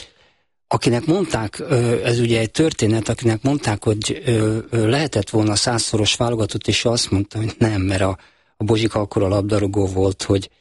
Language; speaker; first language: Hungarian; native; Hungarian